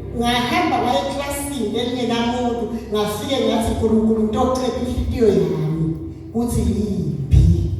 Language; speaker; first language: Zulu; non-native, local second language; Swati